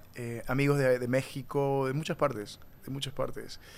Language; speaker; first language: Spanish; native; Spanish